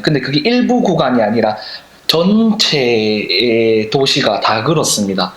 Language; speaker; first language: Korean; native; Korean